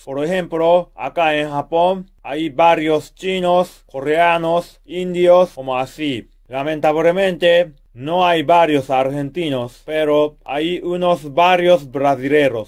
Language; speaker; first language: Spanish; non-native, fluent; Japanese